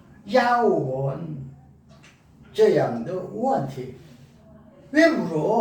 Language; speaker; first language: Chinese; non-native, learner; Korean